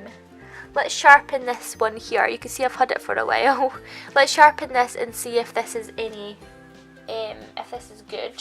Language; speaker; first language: English; native; English